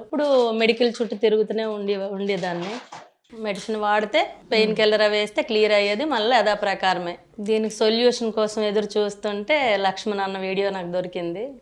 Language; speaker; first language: Telugu; native; Telugu